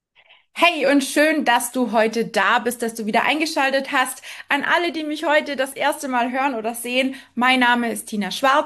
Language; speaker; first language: German; native; German